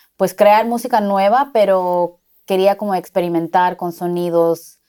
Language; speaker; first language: Spanish; native; Spanish